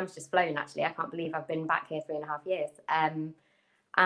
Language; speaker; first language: English; native; English